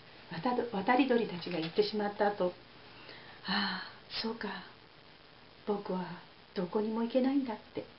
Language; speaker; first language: Japanese; native; Japanese